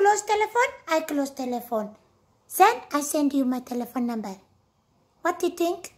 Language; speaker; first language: English; non-native, learner; Amharic